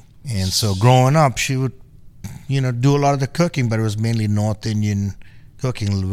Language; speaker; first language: English; non-native, local second language; Punjabi